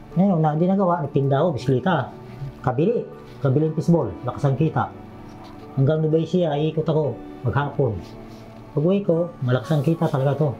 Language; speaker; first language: Filipino; non-native, local second language; Iloko